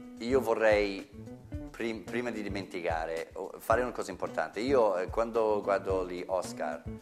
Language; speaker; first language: Italian; non-native, fluent; English